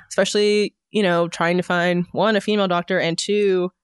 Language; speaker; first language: English; native; English